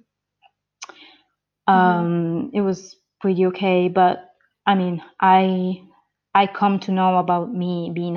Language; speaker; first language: English; non-native, fluent; Italian